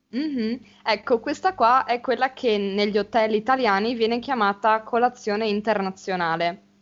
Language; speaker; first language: Italian; native; Italian